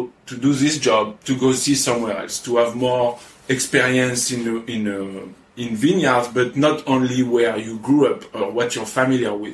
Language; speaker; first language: English; non-native, fluent; French